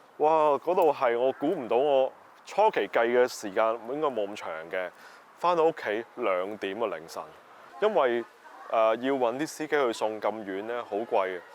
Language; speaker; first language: Cantonese; native; Cantonese